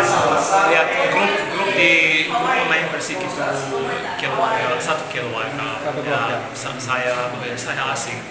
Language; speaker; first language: Indonesian; non-native, learner; Bosnian